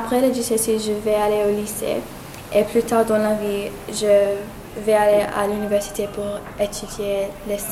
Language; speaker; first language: French; non-native, learner; English